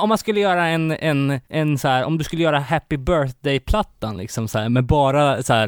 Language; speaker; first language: Swedish; native; Swedish